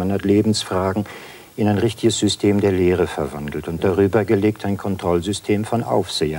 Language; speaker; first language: German; native; German